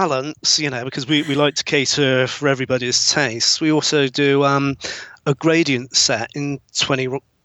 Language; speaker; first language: English; native; English